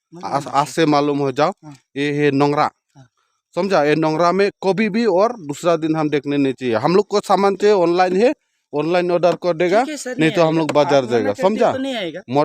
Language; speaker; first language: Hindi; non-native, local second language; Khasi